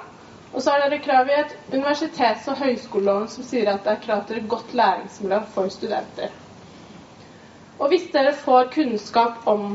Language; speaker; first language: Norwegian; native; Norwegian